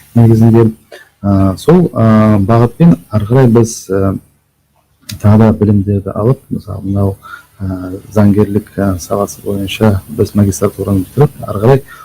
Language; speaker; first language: Kazakh; non-native, local second language; Uzbek